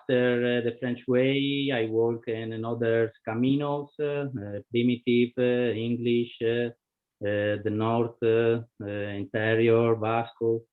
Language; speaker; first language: English; non-native, learner; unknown